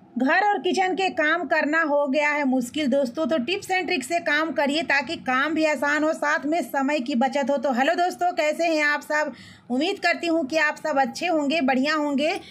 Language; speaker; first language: Hindi; native; Hindi